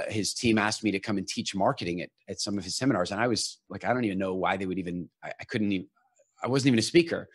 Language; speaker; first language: English; native; English